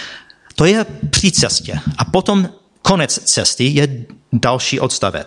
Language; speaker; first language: Czech; non-native, fluent; English